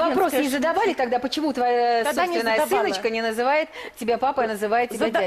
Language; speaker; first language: Russian; native; Russian